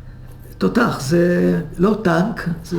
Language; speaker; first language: Hebrew; early bilingual, other home language; Hungarian